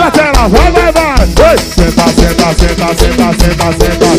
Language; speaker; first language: Portuguese; native; Portuguese